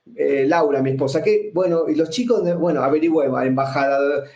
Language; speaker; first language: Spanish; native; Spanish